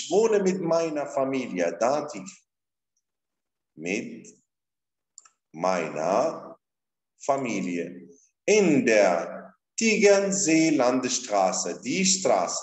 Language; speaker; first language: German; non-native, fluent; Arabic